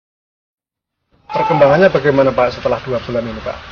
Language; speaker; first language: Indonesian; native; Indonesian